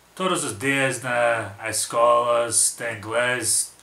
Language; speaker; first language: Portuguese; non-native, learner; English